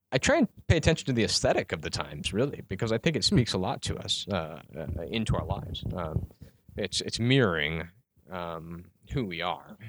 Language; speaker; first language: English; native; English